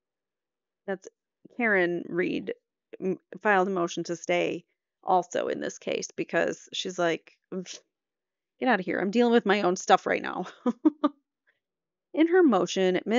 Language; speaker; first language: English; native; English